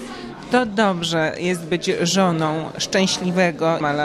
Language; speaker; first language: Polish; native; Polish